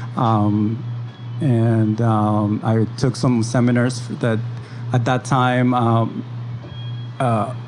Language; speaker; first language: English; early bilingual, other home language; Spanish